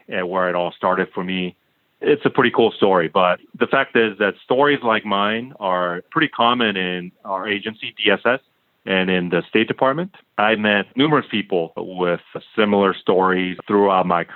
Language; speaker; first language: English; non-native, fluent; Korean